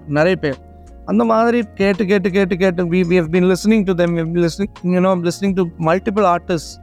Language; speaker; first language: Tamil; non-native, learner; Malayalam